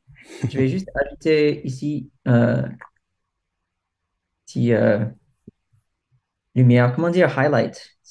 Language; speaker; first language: French; non-native, fluent; English